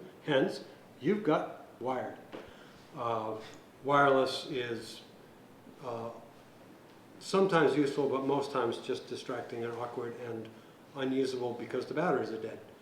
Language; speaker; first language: English; native; English